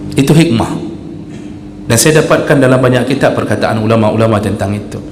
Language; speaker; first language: Malay; non-native, local second language; Achinese